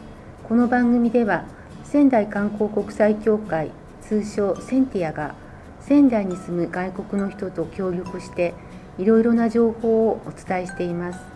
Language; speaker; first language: Japanese; native; Japanese